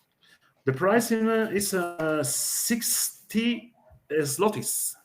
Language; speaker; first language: English; non-native, learner; Spanish